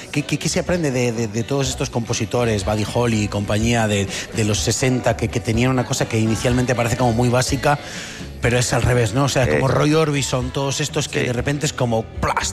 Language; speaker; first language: Spanish; native; Spanish